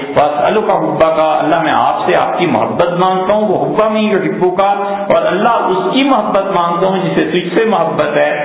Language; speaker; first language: Urdu; native; Urdu